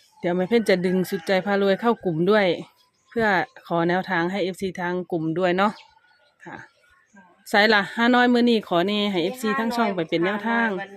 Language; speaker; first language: Thai; native; Thai